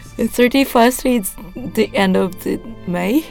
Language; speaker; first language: English; non-native, learner; Japanese